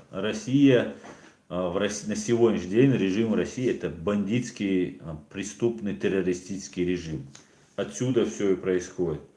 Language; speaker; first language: Russian; non-native, local second language; Chechen